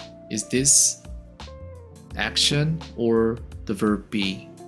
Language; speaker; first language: English; non-native, fluent; Korean